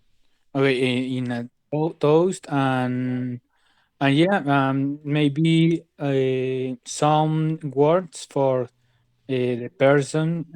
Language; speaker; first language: English; non-native, learner; Spanish